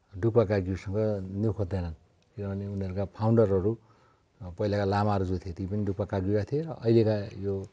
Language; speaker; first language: Nepali; native; Nepali